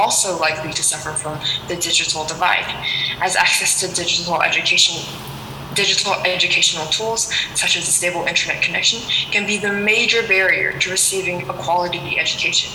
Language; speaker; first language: English; non-native, local second language; Cantonese